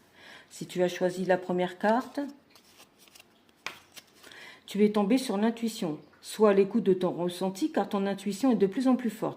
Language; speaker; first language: French; native; French